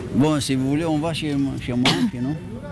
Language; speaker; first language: French; non-native, fluent; Greek